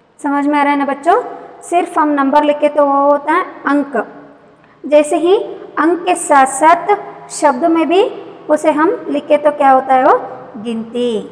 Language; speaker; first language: Hindi; non-native, local second language; Kannada